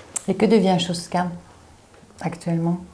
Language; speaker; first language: French; native; French